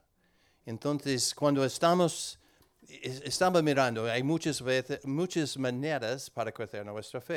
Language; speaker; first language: Spanish; non-native, learner; English